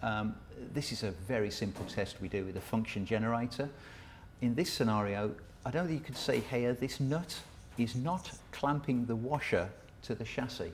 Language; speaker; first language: English; native; English